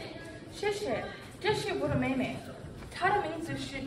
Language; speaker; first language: Chinese; non-native, learner; English